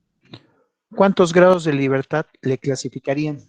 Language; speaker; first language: Spanish; native; Spanish